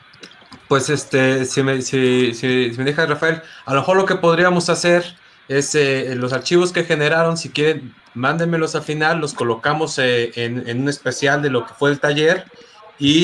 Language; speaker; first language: Spanish; native; Spanish